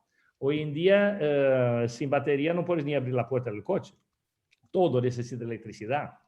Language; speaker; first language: Spanish; non-native, fluent; Portuguese